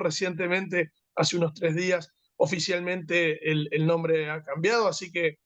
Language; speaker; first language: Spanish; native; Spanish